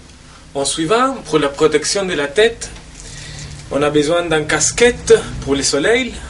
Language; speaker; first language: French; non-native, fluent; Spanish